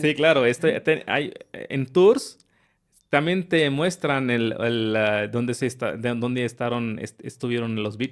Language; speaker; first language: Spanish; non-native, learner; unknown